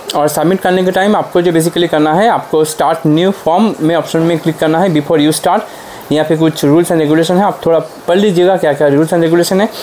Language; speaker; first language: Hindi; non-native, local second language; Bangla